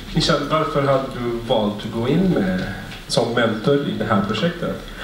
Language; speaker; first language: Swedish; non-native, fluent; Arabic